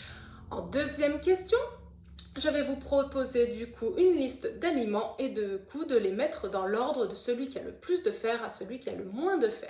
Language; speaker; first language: French; native; French